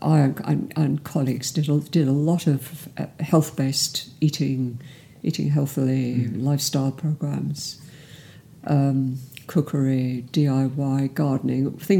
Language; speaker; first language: English; native; English